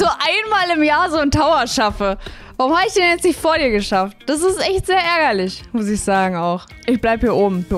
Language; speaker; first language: German; native; German